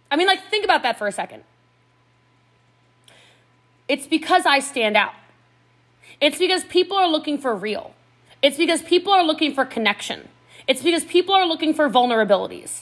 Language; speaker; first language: English; native; English